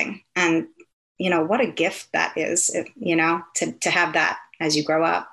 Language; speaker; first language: English; native; English